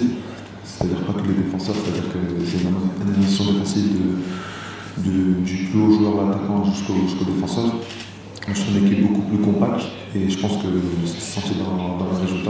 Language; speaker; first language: French; native; French